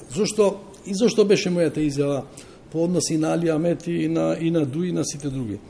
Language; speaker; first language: Macedonian; non-native, local second language; Albanian